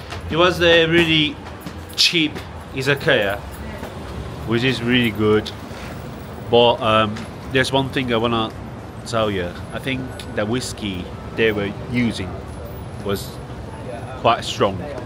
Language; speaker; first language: English; non-native, fluent; Japanese